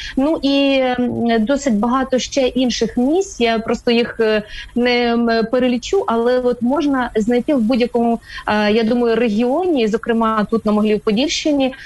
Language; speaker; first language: Ukrainian; native; Ukrainian